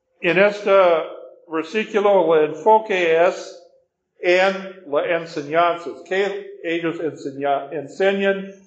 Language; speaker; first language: Spanish; non-native, fluent; English